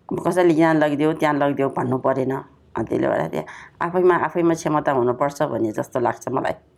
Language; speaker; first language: Nepali; non-native, local second language; Newari